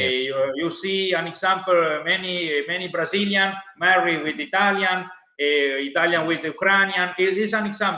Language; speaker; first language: English; non-native, learner; Italian